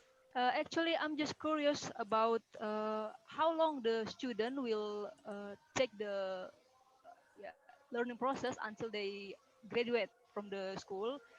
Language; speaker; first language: English; non-native, learner; Indonesian